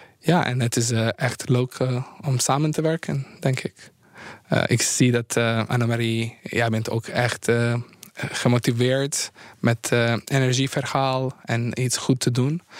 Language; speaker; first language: Dutch; non-native, fluent; Bosnian